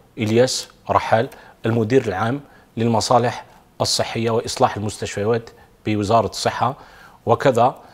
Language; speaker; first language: Arabic; native; Arabic